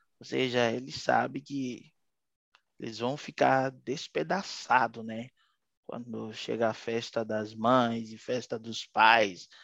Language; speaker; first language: Portuguese; non-native, fluent; Haitian Creole